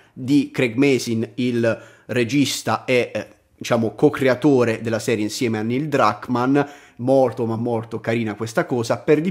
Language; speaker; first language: Italian; native; Italian